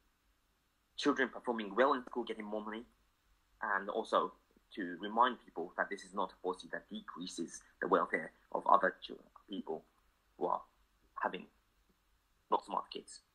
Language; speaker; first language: English; non-native, fluent; Japanese